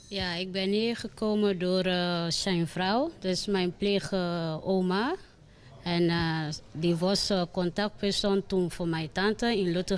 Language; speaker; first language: Dutch; non-native, learner; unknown